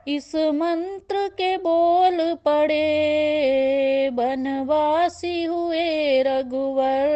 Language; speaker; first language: Hindi; native; Hindi